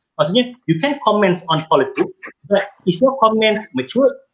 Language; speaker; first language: English; non-native, local second language; Malay